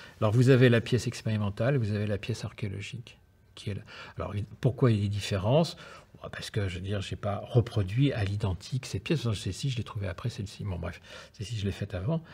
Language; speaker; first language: French; native; French